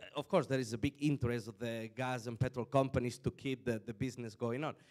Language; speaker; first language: English; non-native, fluent; Spanish